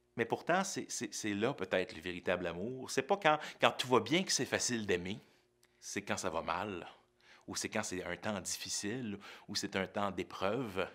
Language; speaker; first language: French; native; French